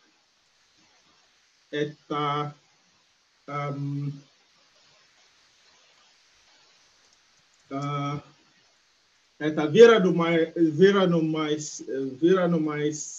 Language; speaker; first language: Finnish; non-native, learner; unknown